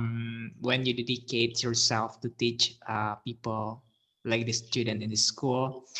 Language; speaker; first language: English; non-native, fluent; Indonesian